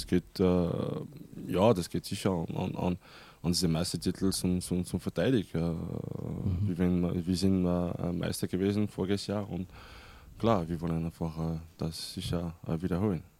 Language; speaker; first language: German; non-native, fluent; French